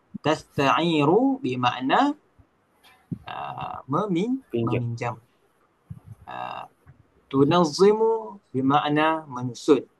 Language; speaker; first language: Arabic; non-native, learner; Malay